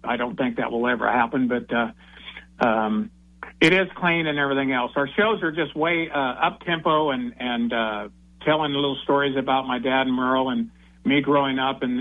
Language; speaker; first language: English; native; English